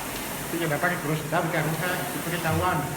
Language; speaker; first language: Greek; native; Greek